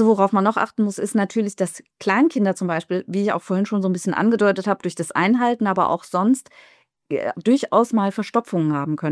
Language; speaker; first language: German; native; German